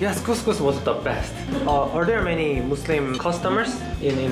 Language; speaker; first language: English; non-native, learner; Korean